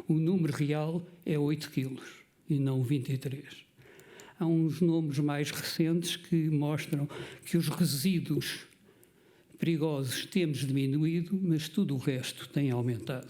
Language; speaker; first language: Portuguese; native; Portuguese